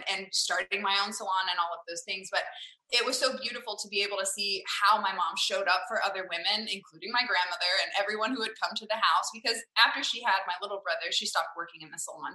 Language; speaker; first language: English; native; English